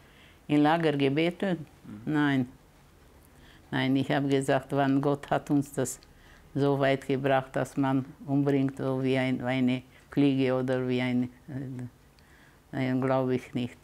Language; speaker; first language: German; early bilingual, heritage; German